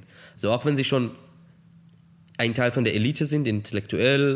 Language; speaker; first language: German; non-native, fluent; Hebrew